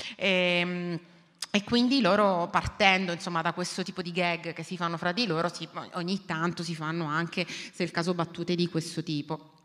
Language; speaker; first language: Italian; native; Italian